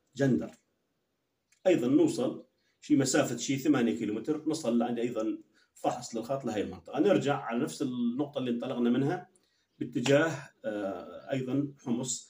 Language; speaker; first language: Arabic; native; Arabic